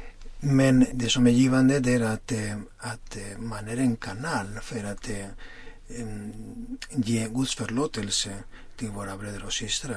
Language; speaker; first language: Swedish; non-native, fluent; Spanish